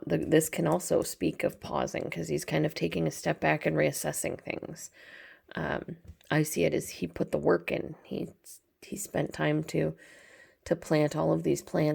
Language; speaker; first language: English; native; English